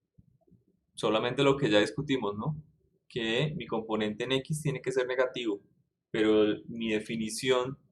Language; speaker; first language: Spanish; native; Spanish